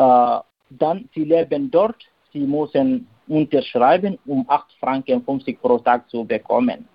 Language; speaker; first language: German; non-native, learner; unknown